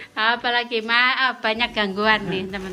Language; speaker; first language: Indonesian; non-native, local second language; Javanese